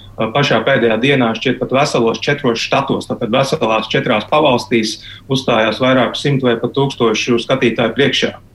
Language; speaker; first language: Latvian; native; Latvian